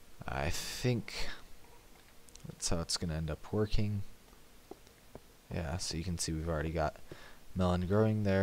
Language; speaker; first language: English; native; English